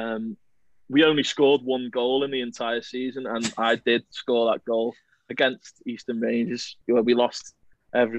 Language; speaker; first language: English; native; English